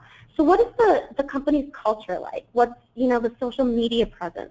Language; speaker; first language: English; native; English